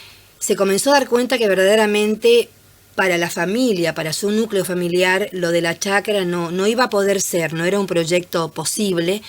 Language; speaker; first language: Spanish; native; Spanish